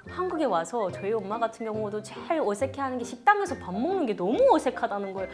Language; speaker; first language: Korean; native; Korean